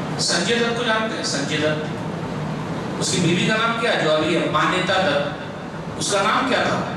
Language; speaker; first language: Urdu; non-native, local second language; Hindi